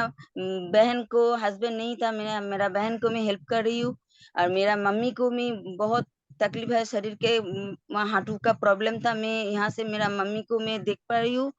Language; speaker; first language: Hindi; non-native, local second language; Bangla